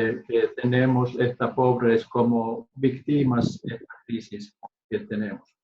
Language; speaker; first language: Spanish; non-native, learner; Finnish